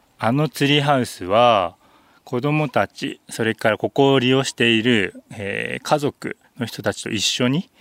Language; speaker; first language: Japanese; native; Japanese